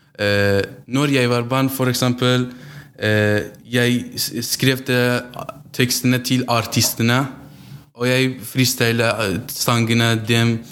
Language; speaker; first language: Norwegian; non-native, learner; Central Kurdish